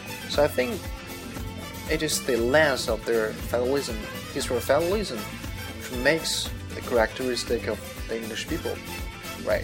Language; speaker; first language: English; non-native, fluent; Chinese